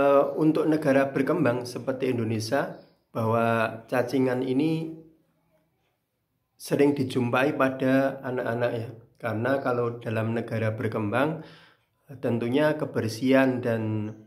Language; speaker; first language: Indonesian; native; Indonesian